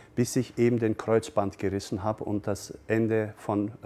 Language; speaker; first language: German; early bilingual, other home language; Turkish